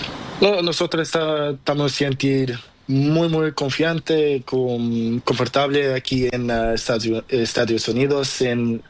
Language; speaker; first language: Spanish; non-native, learner; Portuguese